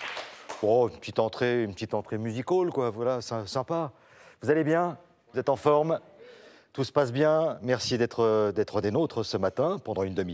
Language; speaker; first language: French; native; French